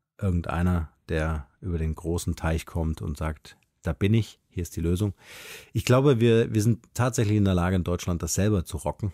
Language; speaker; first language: German; native; German